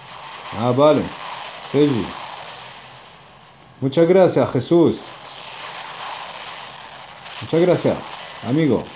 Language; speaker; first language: Spanish; non-native, learner; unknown